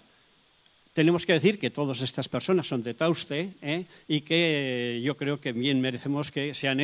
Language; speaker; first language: Spanish; native; Spanish